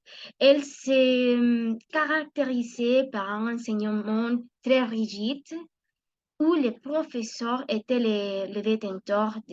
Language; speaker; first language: French; non-native, learner; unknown